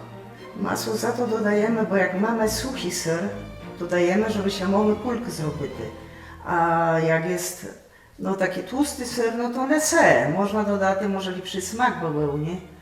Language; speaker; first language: Polish; non-native, local second language; Rusyn